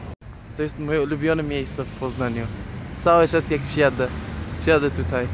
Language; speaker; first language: Polish; non-native, fluent; Persian